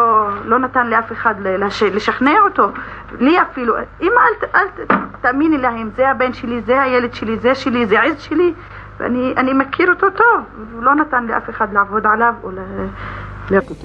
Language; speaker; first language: Hebrew; non-native, local second language; Arabic